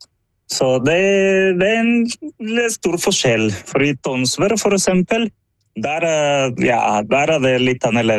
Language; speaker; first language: Norwegian; non-native, fluent; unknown